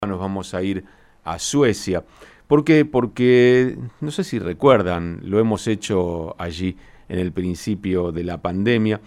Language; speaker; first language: Spanish; native; Spanish